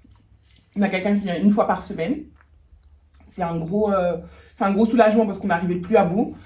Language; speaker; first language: French; native; French